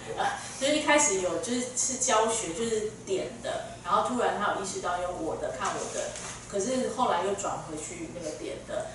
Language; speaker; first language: Chinese; native; Chinese